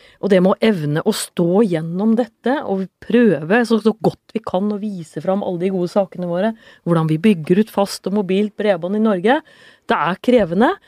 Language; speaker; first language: Norwegian; native; Norwegian